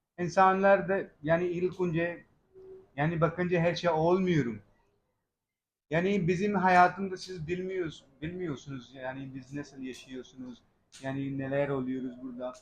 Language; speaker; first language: Turkish; non-native, learner; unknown